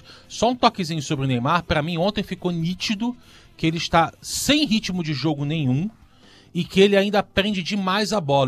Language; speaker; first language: Portuguese; native; Portuguese